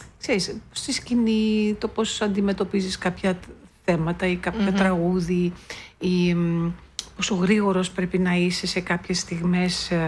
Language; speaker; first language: Greek; early bilingual, heritage; Greek